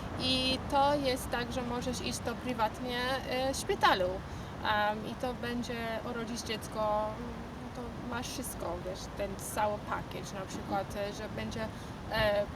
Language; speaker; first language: Polish; non-native, learner; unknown